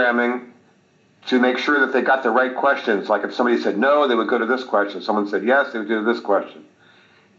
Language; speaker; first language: English; native; English